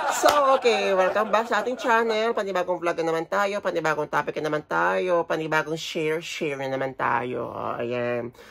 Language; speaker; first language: Filipino; native; Filipino